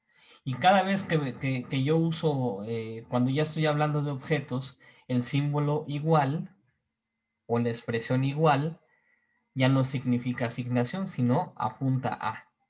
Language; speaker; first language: Spanish; native; Spanish